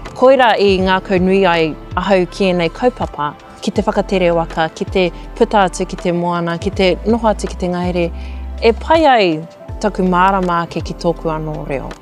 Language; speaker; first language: Māori; native; Māori